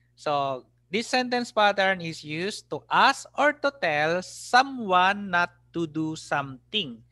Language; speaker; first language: English; non-native, local second language; Filipino